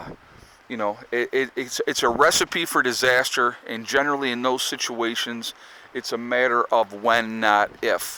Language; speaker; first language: English; native; English